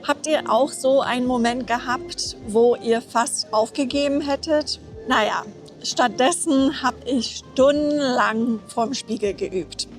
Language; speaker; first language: German; non-native, fluent; English